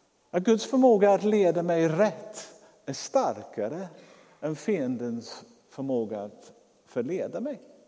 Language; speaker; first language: Swedish; non-native, fluent; English